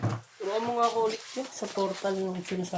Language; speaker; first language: Filipino; native; Filipino